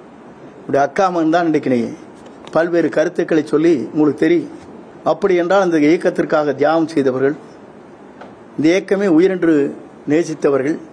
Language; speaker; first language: Tamil; native; Tamil